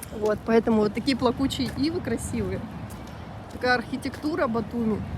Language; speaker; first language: Russian; native; Russian